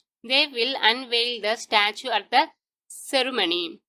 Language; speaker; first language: English; non-native, local second language; Tamil